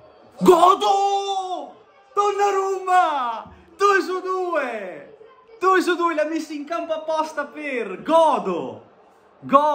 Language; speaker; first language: Italian; native; Italian